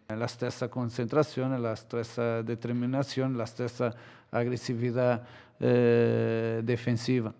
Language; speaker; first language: Italian; non-native, learner; Portuguese